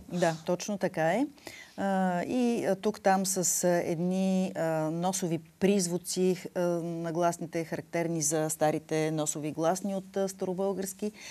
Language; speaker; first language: Bulgarian; native; Bulgarian